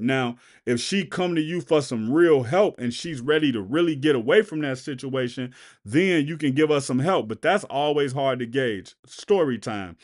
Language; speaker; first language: English; native; English